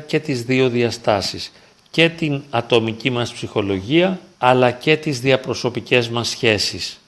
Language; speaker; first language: Greek; native; Greek